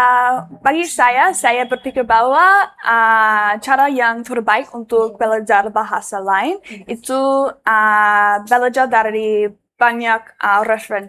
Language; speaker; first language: Indonesian; non-native, learner; English